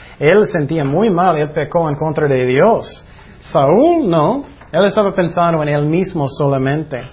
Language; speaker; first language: Spanish; non-native, fluent; English